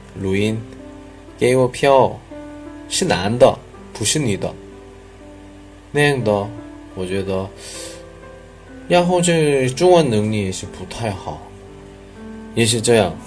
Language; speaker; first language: Chinese; non-native, learner; Korean